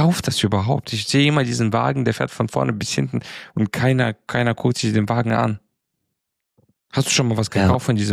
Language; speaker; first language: German; non-native, fluent; Romanian